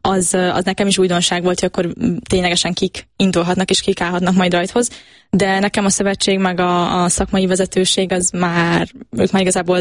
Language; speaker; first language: Hungarian; native; Hungarian